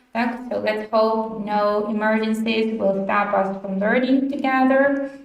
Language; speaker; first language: English; non-native, fluent; Ukrainian